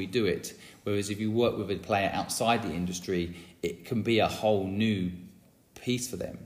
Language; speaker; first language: English; native; English